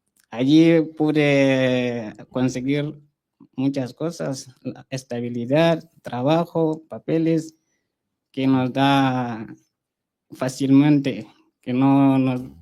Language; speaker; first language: Spanish; non-native, fluent; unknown